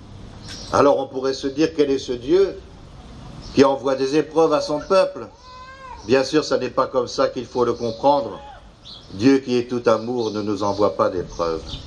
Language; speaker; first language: French; native; French